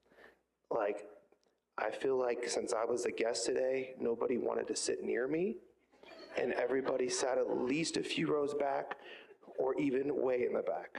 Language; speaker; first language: English; native; English